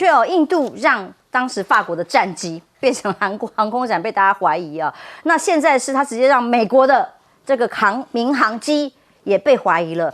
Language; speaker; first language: Chinese; native; Chinese